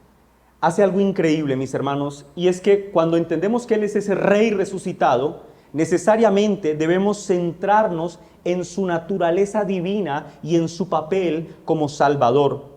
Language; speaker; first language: Spanish; native; Spanish